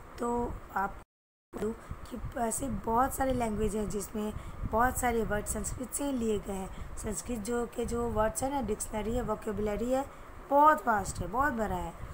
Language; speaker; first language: Hindi; native; Hindi